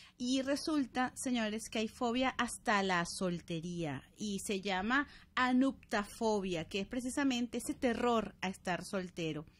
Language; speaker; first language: Spanish; native; Spanish